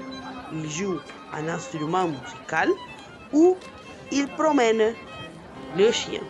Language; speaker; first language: French; non-native, learner; Spanish